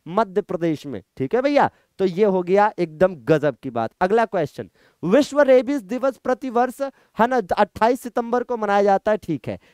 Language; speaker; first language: Hindi; native; Hindi